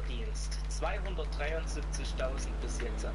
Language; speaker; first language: German; native; German